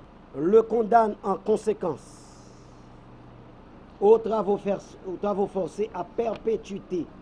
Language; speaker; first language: French; non-native, local second language; Haitian Creole